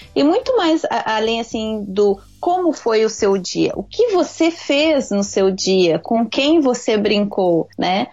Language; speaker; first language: Portuguese; native; Portuguese